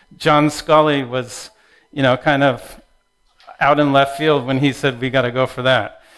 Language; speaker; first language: English; native; English